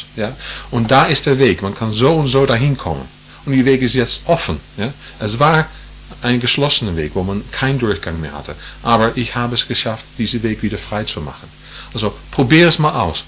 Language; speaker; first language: German; non-native, fluent; English